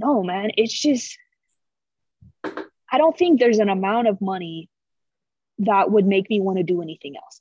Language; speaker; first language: English; native; English